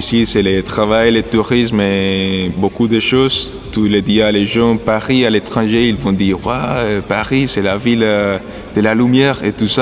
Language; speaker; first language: French; non-native, fluent; Spanish